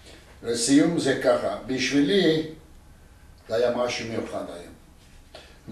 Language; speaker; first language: Hebrew; non-native, learner; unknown